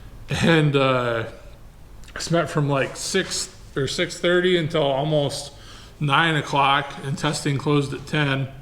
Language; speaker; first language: English; native; English